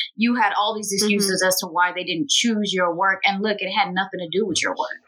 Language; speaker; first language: English; native; English